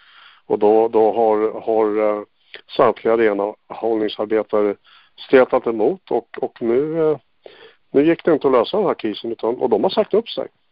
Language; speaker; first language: Swedish; native; Swedish